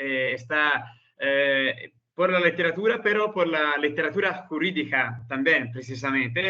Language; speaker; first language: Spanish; non-native, learner; Italian